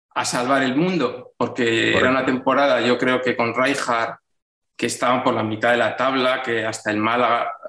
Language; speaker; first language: Spanish; native; Spanish